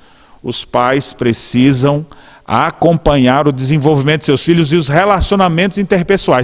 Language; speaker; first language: Portuguese; native; Portuguese